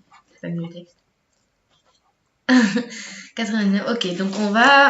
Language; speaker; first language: French; native; French